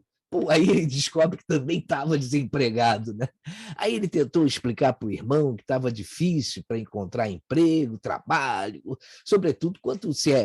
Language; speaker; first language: Portuguese; native; Portuguese